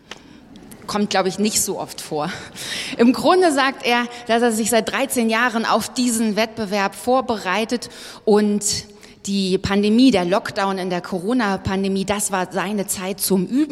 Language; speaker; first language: German; native; German